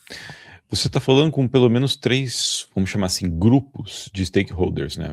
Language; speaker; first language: Portuguese; native; Portuguese